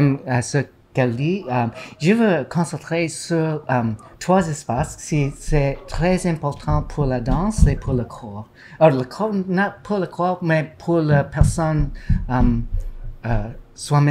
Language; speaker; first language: French; non-native, learner; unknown